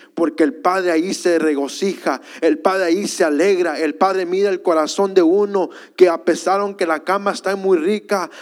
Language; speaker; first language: Spanish; early bilingual, heritage; Spanish